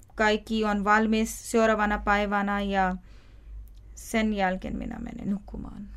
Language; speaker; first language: Finnish; non-native, learner; Urdu